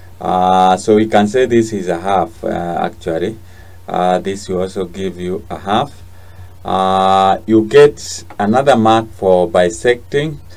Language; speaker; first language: English; non-native, local second language; Swahili